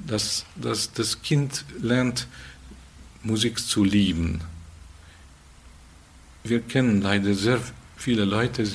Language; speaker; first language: German; non-native, fluent; Hungarian